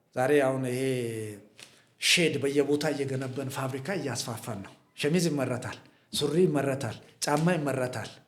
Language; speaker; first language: Amharic; non-native, local second language; Hadiyya